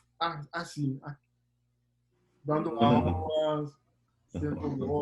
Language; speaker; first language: Portuguese; non-native, fluent; English